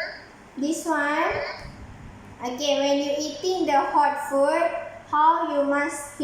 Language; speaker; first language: English; non-native, learner; Malay